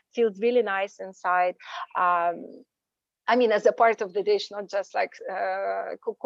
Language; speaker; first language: English; non-native, fluent; Ukrainian